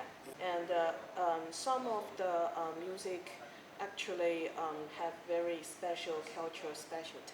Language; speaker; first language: English; non-native, fluent; Chinese